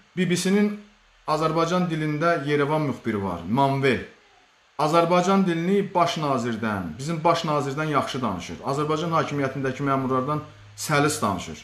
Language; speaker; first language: Azerbaijani; native; Azerbaijani